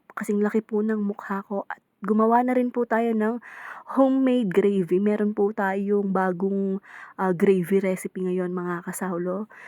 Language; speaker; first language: Filipino; native; Filipino